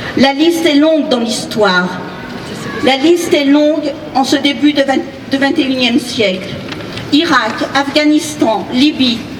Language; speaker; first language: French; native; French